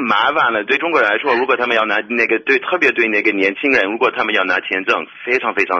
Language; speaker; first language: Chinese; non-native, fluent; English